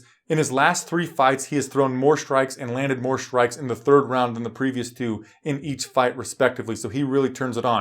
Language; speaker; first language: English; native; English